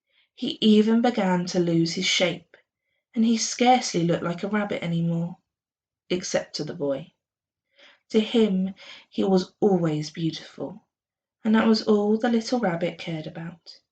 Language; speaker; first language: English; native; English